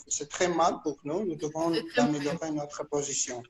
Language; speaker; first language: French; non-native, fluent; Armenian